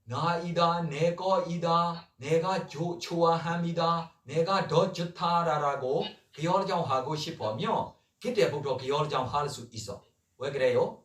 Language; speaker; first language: Korean; non-native, learner; Burmese